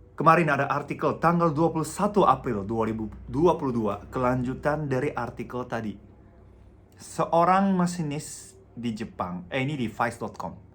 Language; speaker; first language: Indonesian; non-native, fluent; Japanese